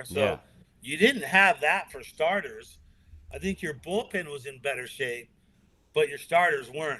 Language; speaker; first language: English; native; English